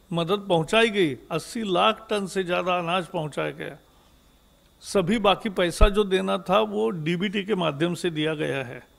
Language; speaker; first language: Hindi; non-native, local second language; Marathi